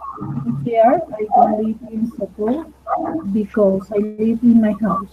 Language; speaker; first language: English; non-native, learner; Spanish